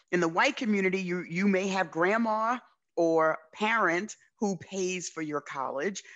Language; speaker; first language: English; native; English